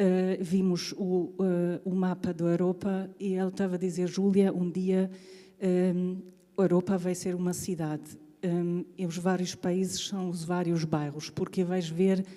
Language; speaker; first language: Portuguese; non-native, fluent; German